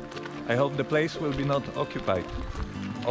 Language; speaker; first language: English; non-native, learner; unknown